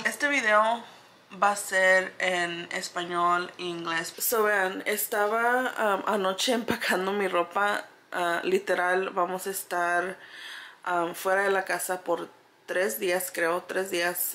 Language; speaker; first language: Spanish; early bilingual, heritage; Spanish